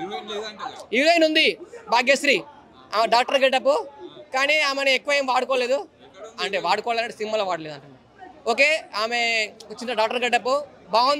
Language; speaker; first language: Telugu; native; Telugu